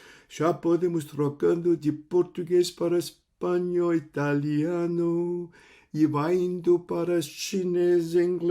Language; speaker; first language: Portuguese; non-native, fluent; Cantonese